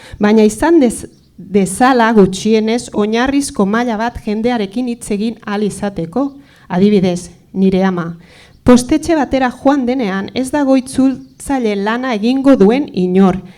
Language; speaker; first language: Basque; early bilingual, other home language; Spanish